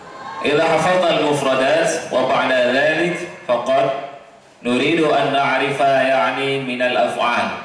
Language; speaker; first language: Arabic; non-native, fluent; Indonesian